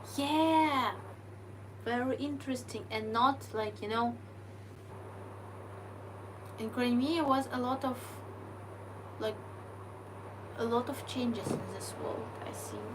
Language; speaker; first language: English; non-native, learner; Ukrainian